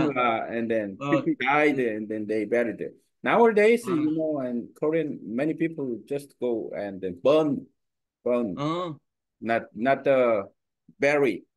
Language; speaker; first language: English; non-native, learner; Korean